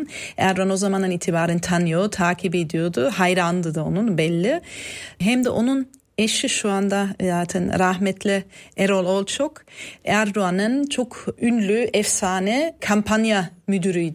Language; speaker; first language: Turkish; non-native, fluent; German